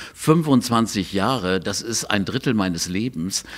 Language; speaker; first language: German; native; German